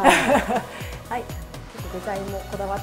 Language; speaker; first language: Japanese; native; Japanese